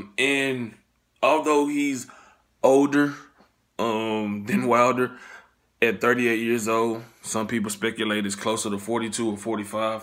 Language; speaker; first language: English; native; English